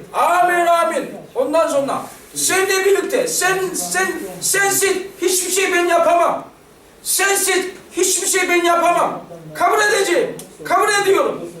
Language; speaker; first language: Turkish; non-native, fluent; Korean